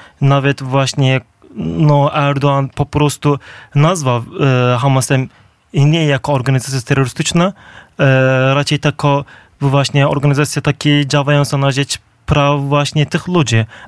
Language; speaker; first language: Polish; non-native, fluent; Turkish